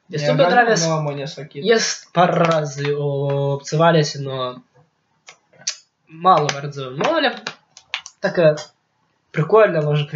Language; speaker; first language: Polish; non-native, local second language; Lithuanian